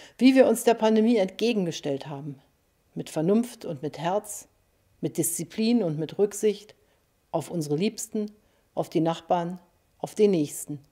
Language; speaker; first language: German; native; German